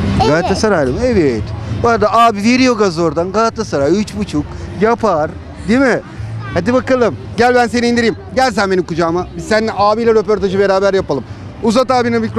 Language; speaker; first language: Turkish; native; Turkish